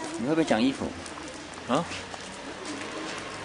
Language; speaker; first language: Chinese; native; Chinese